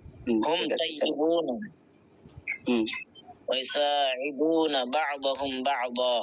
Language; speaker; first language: Arabic; non-native, learner; Bangla